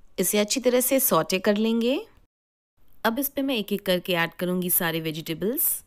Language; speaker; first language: Hindi; native; Hindi